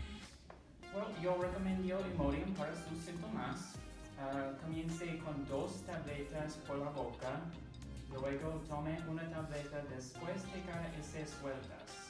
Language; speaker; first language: Spanish; non-native, learner; English